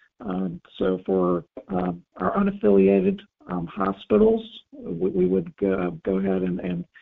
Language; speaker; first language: English; native; English